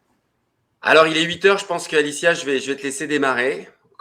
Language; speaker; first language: French; native; French